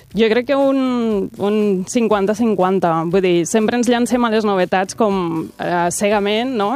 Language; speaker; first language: Catalan; native; Catalan